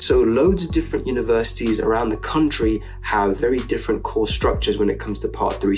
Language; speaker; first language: English; native; English